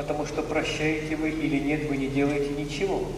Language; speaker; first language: Russian; native; Russian